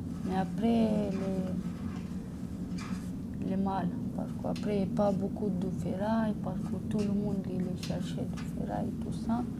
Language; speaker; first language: French; non-native, learner; Romanian